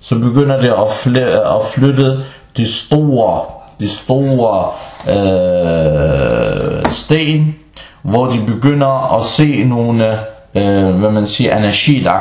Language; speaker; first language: Danish; non-native, fluent; Arabic